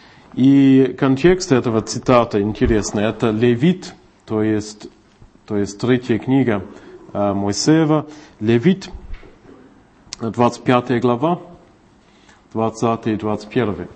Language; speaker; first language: Russian; non-native, fluent; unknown